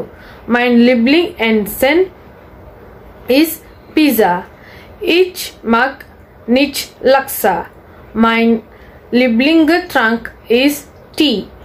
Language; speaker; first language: German; non-native, learner; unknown